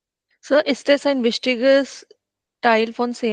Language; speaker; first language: German; non-native, learner; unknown